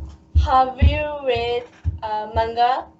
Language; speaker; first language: English; non-native, learner; Japanese